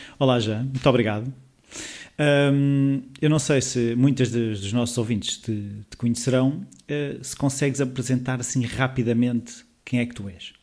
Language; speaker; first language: Portuguese; native; Portuguese